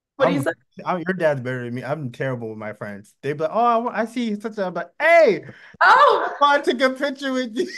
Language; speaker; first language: English; native; English